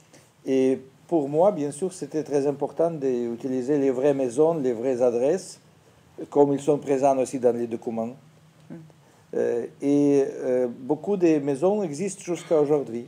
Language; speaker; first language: French; non-native, fluent; Russian